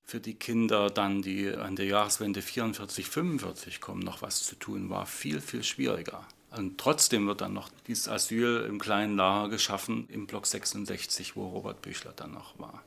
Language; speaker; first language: German; native; German